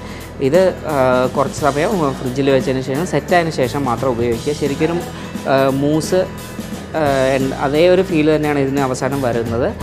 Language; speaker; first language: Malayalam; native; Malayalam